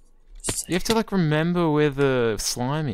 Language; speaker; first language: English; native; English